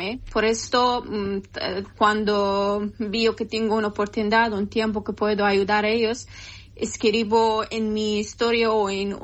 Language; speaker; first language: Spanish; non-native, learner; Persian